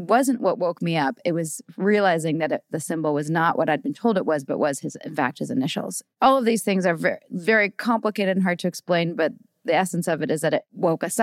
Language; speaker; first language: English; native; English